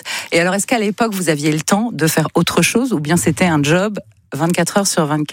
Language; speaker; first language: French; native; French